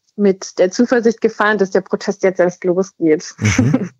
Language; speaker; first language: German; native; German